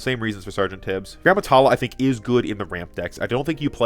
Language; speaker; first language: English; native; English